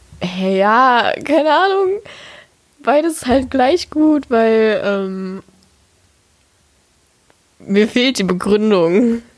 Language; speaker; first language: German; native; German